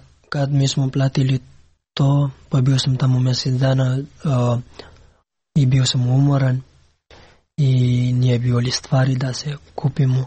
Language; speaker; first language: Serbian; non-native, learner; Pashto